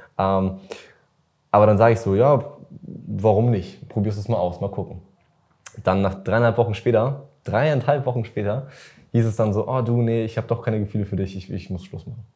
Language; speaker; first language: German; early bilingual, other home language; Russian